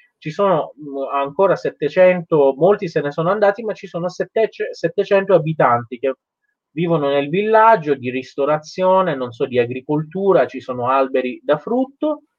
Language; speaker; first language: Italian; non-native, fluent; Persian